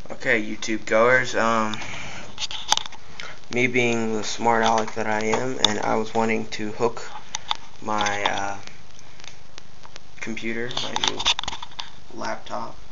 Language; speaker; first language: English; native; English